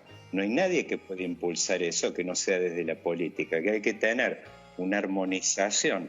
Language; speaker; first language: Spanish; native; Spanish